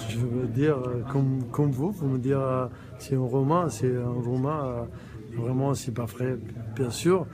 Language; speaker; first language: French; non-native, learner; Arabic